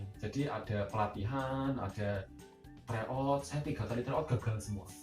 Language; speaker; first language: Indonesian; native; Indonesian